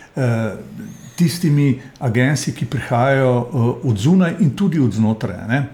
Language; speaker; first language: Slovenian; native; Slovenian